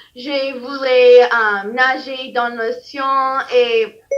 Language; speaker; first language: French; non-native, learner; English